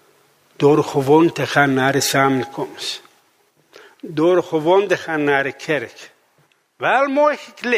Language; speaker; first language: Dutch; non-native, fluent; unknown